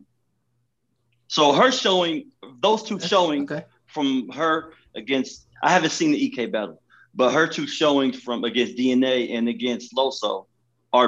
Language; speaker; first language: English; native; English